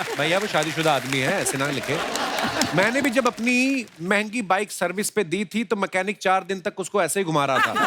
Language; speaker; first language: Hindi; non-native, local second language; Punjabi